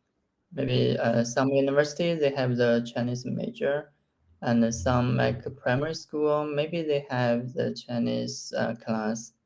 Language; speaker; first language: English; non-native, learner; Chinese